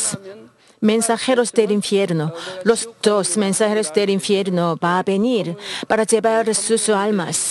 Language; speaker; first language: Spanish; non-native, learner; Korean